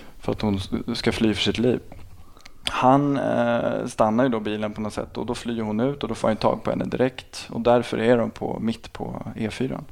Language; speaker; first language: Swedish; native; Swedish